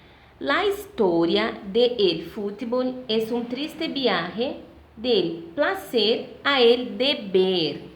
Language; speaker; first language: Spanish; non-native, fluent; Portuguese